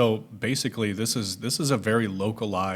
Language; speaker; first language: English; native; English